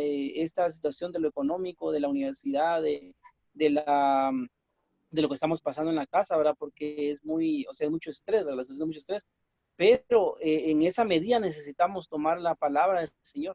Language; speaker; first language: Spanish; native; Spanish